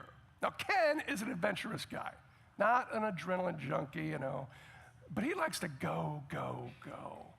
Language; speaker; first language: English; native; English